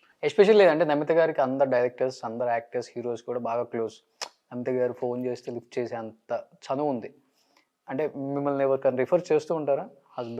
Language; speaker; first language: Telugu; native; Telugu